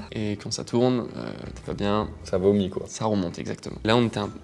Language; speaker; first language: French; native; French